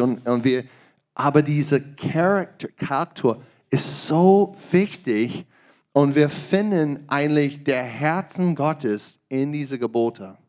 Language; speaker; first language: German; non-native, learner; English